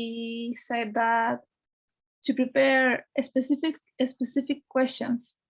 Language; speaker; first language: English; non-native, fluent; Spanish